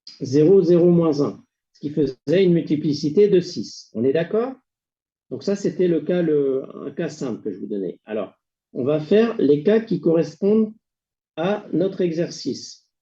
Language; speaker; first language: French; native; French